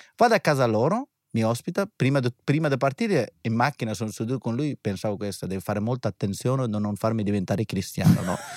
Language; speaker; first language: Italian; non-native, fluent; Persian